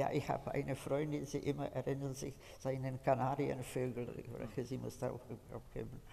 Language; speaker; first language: German; non-native, fluent; Czech